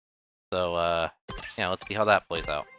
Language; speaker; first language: English; native; English